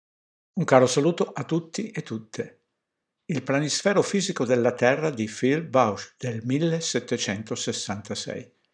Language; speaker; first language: Italian; native; Italian